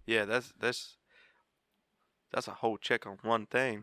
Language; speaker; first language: English; early bilingual, other home language; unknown